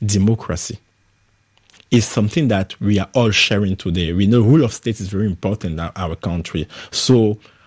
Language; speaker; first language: English; non-native, fluent; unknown